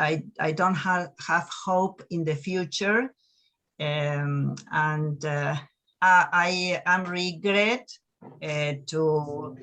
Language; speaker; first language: English; non-native, learner; Spanish